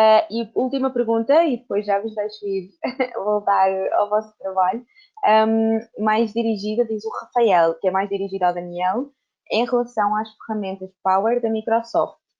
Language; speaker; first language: Portuguese; native; Portuguese